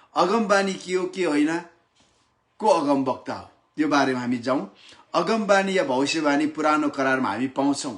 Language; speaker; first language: Nepali; non-native, local second language; Limbu